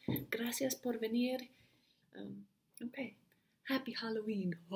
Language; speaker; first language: Spanish; non-native, learner; English